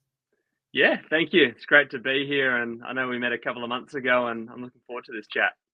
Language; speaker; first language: English; native; English